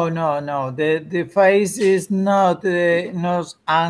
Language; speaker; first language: English; non-native, learner; Spanish